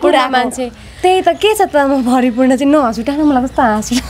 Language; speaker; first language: Nepali; native; Nepali